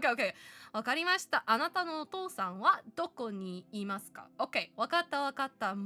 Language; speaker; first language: Japanese; non-native, learner; English